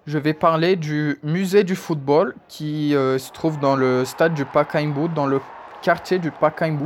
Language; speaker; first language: French; non-native, fluent; Portuguese